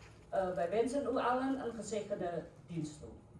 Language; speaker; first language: Dutch; non-native, fluent; Indonesian